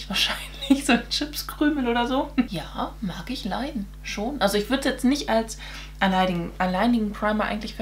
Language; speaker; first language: German; native; German